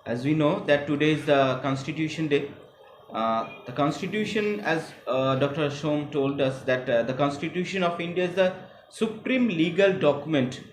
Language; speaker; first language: English; non-native, local second language; Bangla